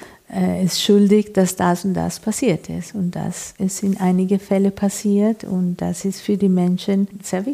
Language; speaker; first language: German; non-native, fluent; Spanish